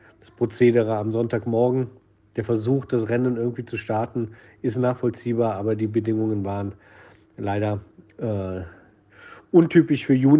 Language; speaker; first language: German; native; German